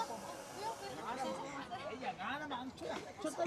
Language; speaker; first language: Chinese; native; Chinese